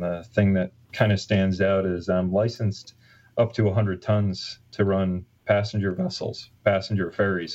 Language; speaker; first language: English; native; English